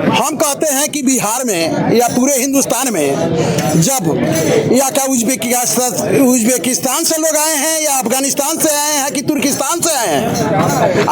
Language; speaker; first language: Hindi; native; Hindi